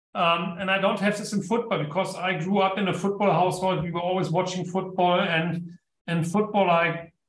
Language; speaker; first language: English; non-native, fluent; German